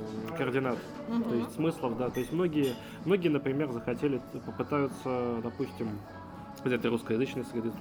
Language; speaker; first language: Russian; native; Russian